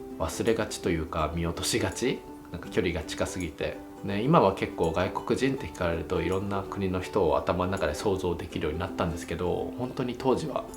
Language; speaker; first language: Japanese; native; Japanese